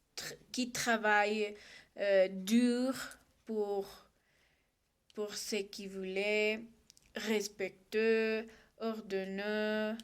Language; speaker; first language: French; non-native, learner; Spanish